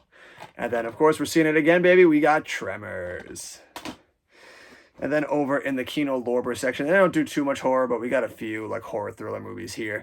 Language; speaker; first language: English; native; English